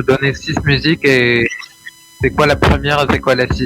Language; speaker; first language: French; non-native, local second language; Arabic